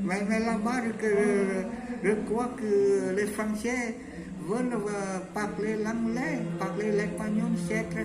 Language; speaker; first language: French; non-native, learner; Vietnamese